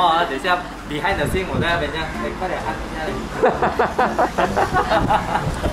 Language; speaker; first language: Chinese; native; Chinese